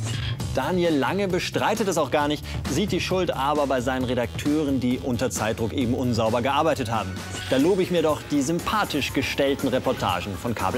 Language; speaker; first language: German; native; German